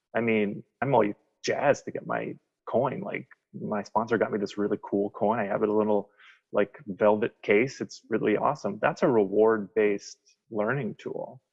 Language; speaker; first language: English; native; English